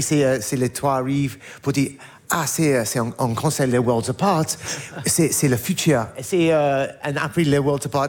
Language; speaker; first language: French; non-native, learner; English